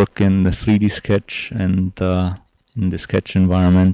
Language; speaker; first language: English; non-native, fluent; German